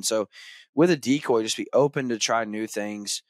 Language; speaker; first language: English; native; English